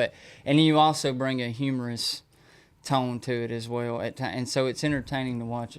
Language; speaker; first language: English; native; English